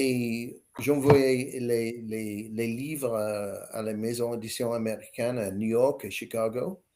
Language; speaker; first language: French; non-native, learner; English